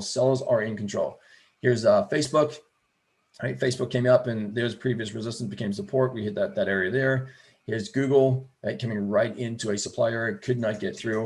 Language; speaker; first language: English; native; English